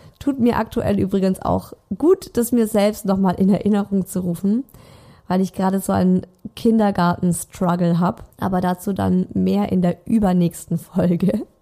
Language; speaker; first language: German; native; German